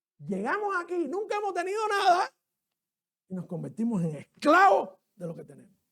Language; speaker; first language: Spanish; native; Spanish